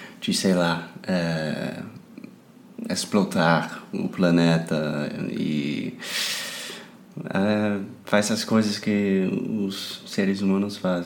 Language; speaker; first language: Portuguese; non-native, fluent; English